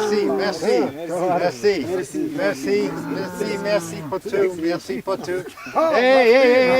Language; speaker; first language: French; non-native, learner; English